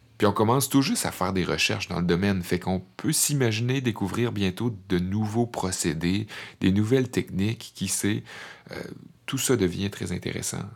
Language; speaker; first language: French; native; French